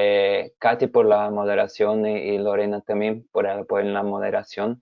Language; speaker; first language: Spanish; non-native, fluent; Portuguese